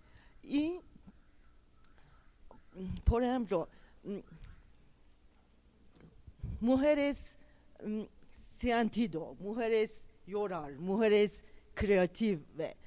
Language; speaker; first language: Spanish; non-native, learner; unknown